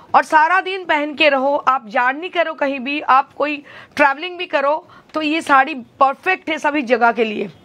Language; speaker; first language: Hindi; non-native, local second language; Bangla